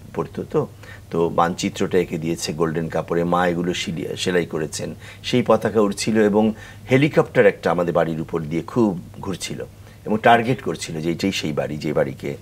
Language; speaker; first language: Bangla; native; Bangla